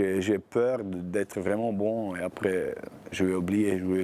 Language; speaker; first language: French; non-native, fluent; Bosnian